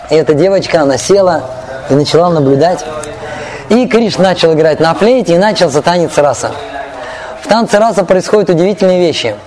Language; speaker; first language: Russian; native; Russian